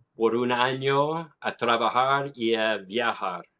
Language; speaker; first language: Spanish; non-native, learner; English